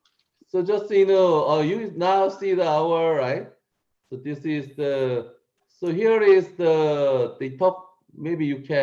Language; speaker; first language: English; non-native, learner; Korean